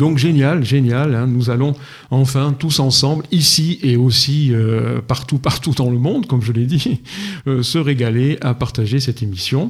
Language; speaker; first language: French; native; French